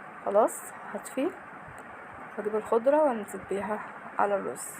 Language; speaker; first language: Arabic; native; Arabic